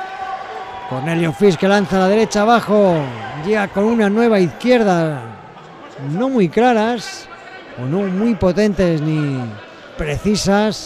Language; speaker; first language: Spanish; native; Spanish